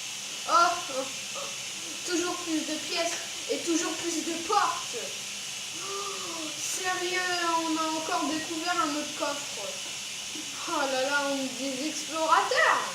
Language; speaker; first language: French; native; French